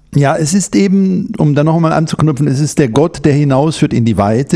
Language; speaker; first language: German; native; German